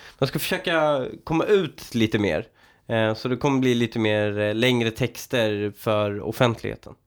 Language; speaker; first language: Swedish; early bilingual, other home language; Persian